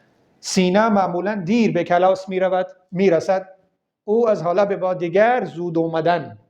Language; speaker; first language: Persian; non-native, fluent; Urdu